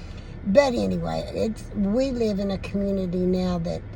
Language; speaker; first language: English; native; English